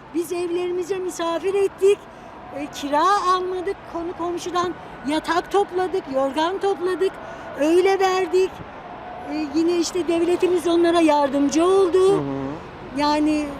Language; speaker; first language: Turkish; native; Turkish